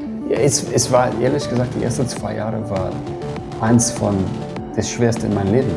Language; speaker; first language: German; non-native, fluent; English